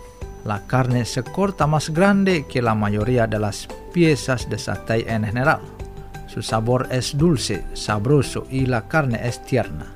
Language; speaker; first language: Spanish; non-native, fluent; Indonesian